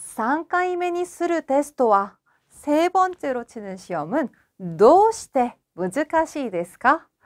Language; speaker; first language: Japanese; non-native, fluent; Korean